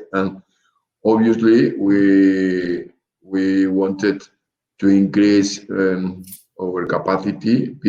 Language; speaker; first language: English; non-native, learner; Spanish